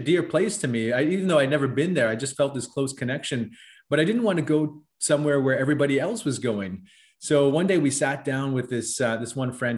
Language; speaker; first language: English; native; English